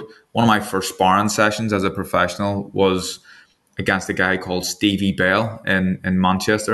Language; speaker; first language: English; native; English